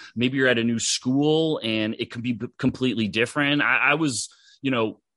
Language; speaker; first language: English; native; English